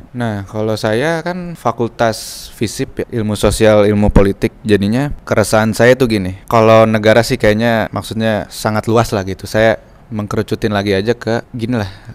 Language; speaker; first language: Indonesian; native; Indonesian